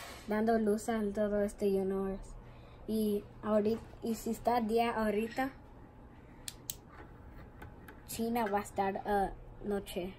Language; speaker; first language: Spanish; early bilingual, heritage; Spanish